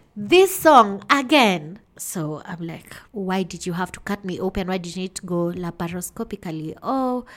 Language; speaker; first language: English; non-native, local second language; Kikuyu